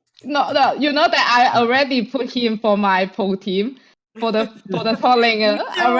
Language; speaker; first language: English; non-native, fluent; Chinese